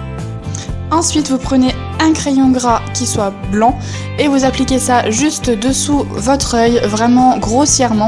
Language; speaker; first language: French; native; French